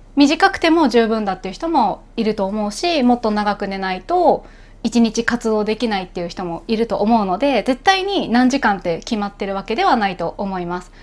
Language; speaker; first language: Japanese; native; Japanese